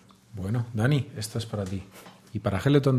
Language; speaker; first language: Spanish; native; Spanish